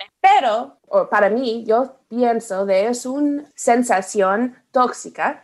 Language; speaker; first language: Spanish; non-native, learner; English